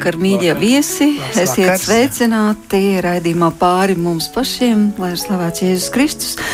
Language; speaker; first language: Latvian; native; Latvian